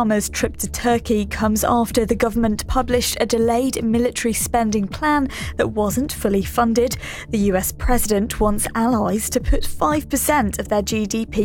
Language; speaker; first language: English; native; English